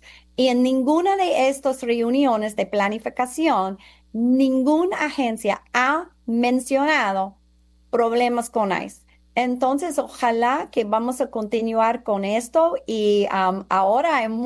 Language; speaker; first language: Spanish; non-native, fluent; English